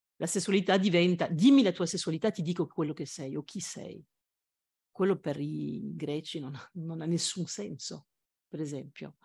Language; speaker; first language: Italian; non-native, fluent; French